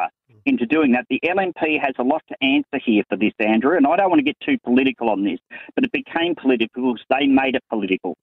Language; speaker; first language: English; native; English